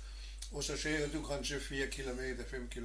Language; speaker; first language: Norwegian; non-native, learner; German